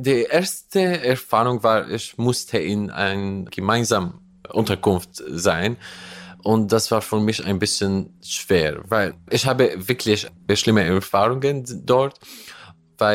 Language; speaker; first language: German; non-native, learner; Arabic